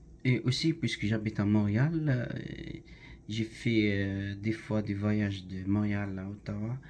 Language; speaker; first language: French; non-native, learner; Arabic